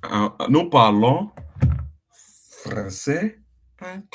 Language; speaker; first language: French; non-native, fluent; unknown